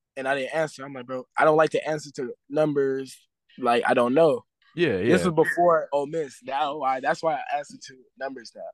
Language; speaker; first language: English; native; English